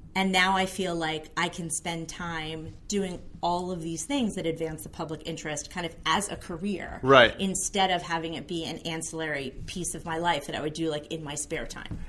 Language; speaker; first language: English; native; English